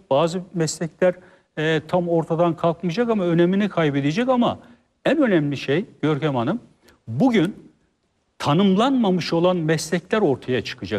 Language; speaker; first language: Turkish; native; Turkish